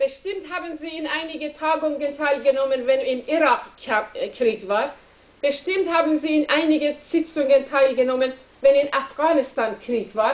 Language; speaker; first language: German; non-native, learner; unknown